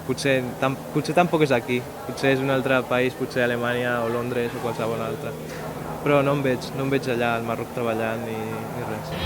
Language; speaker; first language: Catalan; early bilingual, other home language; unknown